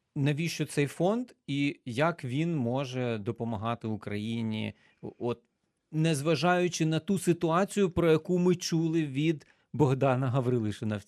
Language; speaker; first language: Ukrainian; native; Ukrainian